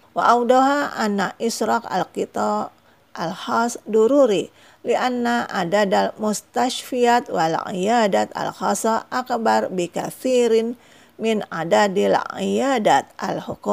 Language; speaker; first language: Arabic; non-native, fluent; Indonesian